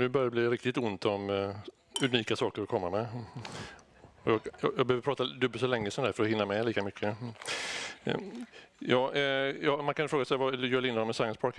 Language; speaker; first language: Swedish; native; Swedish